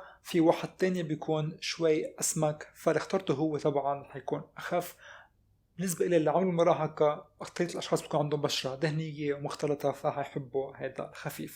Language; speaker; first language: Arabic; native; Arabic